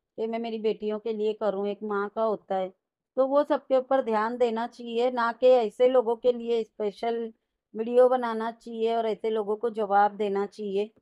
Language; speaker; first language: Hindi; native; Hindi